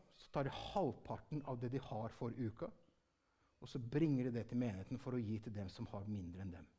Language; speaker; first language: Norwegian; early bilingual, heritage; Norwegian